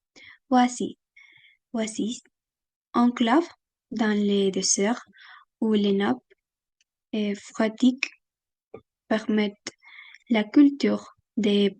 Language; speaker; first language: French; non-native, fluent; Spanish